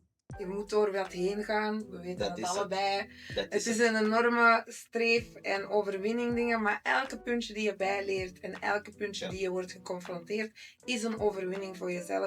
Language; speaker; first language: Dutch; native; Dutch